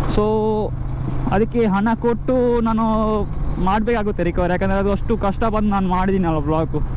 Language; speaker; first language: Kannada; non-native, local second language; Tulu